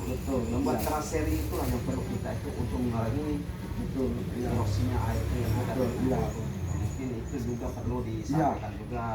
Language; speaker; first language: Indonesian; non-native, local second language; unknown